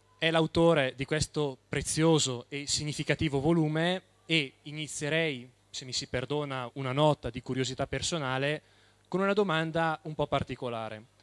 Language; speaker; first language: Italian; native; Italian